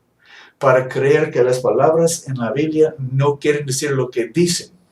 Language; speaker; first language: Spanish; non-native, fluent; English